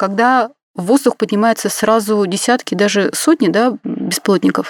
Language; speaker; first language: Russian; native; Russian